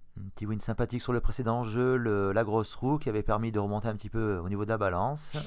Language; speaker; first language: French; native; French